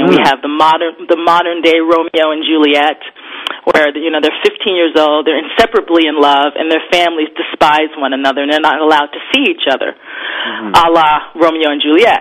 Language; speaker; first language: English; native; English